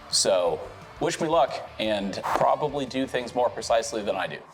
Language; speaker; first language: English; native; English